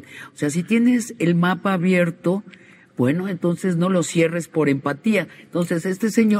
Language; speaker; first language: Spanish; native; Spanish